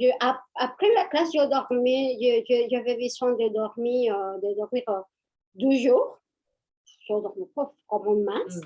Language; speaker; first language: French; non-native, fluent; Spanish